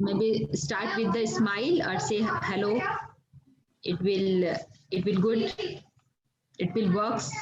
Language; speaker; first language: English; non-native, learner; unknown